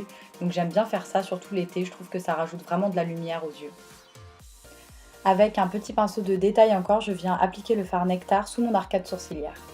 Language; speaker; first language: French; native; French